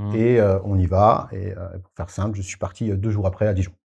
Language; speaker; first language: French; native; French